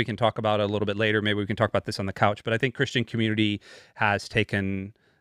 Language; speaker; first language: English; native; English